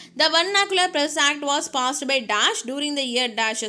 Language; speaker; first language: English; non-native, local second language; Tamil